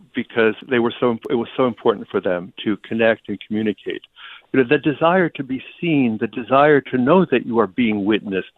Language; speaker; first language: English; early bilingual, other home language; Ukrainian